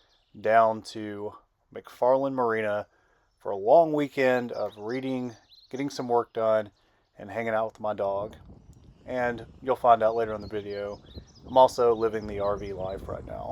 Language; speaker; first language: English; native; English